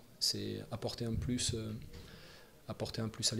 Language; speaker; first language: French; native; French